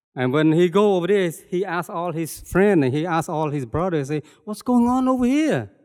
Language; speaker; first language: English; non-native, fluent; Khmer